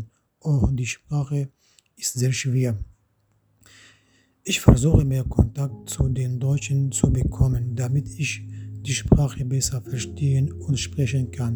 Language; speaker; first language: German; non-native, fluent; Arabic